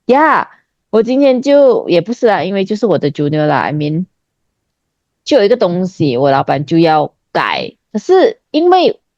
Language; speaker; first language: Chinese; native; Chinese